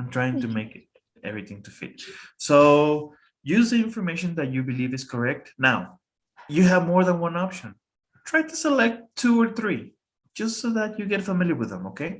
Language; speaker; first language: English; non-native, fluent; Spanish